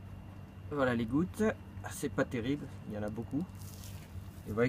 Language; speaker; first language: French; native; French